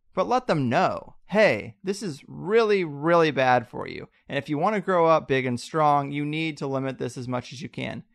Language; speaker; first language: English; native; English